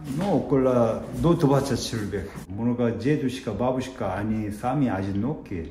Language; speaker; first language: Ukrainian; non-native, learner; Korean